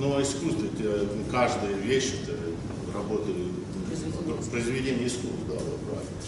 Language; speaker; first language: Russian; early bilingual, other home language; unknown